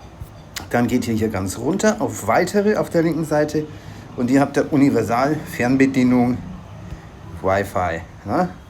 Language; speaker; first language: German; native; German